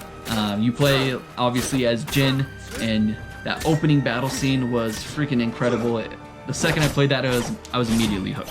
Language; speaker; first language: English; native; English